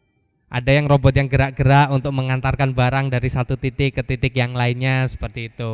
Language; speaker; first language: Indonesian; native; Indonesian